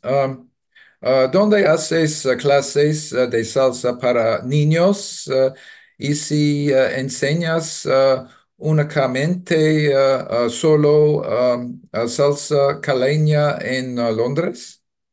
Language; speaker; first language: Spanish; non-native, learner; English